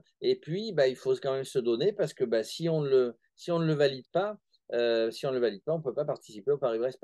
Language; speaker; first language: French; native; French